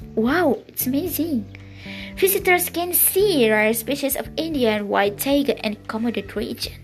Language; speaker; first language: English; non-native, learner; Indonesian